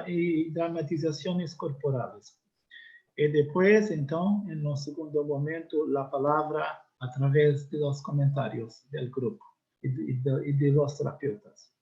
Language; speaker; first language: Spanish; non-native, learner; Portuguese